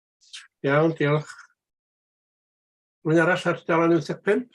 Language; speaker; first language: Welsh; native; Welsh